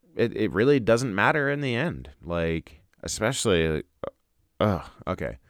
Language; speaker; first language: English; native; English